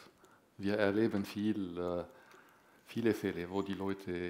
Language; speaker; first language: German; non-native, fluent; Arabic